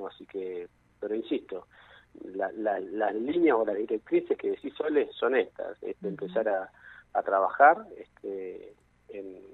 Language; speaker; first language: Spanish; native; Spanish